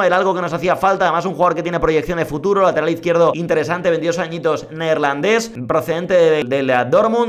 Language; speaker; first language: Spanish; native; Spanish